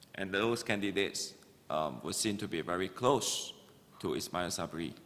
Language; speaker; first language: English; non-native, local second language; Malay